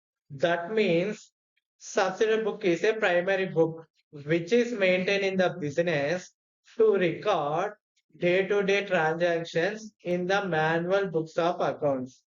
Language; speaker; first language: English; non-native, local second language; Telugu